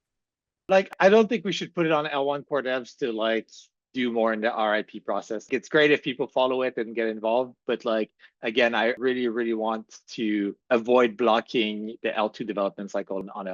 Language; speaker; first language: English; native; English